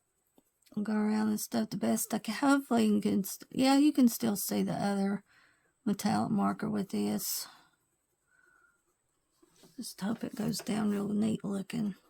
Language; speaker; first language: English; native; English